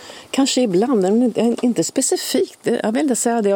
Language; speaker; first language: Swedish; native; Swedish